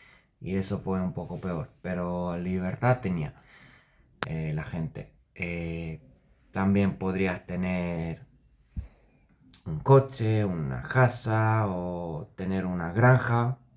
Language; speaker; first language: Spanish; non-native, fluent; Romanian